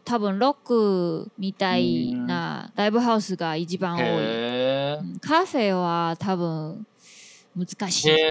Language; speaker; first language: Japanese; non-native, fluent; Chinese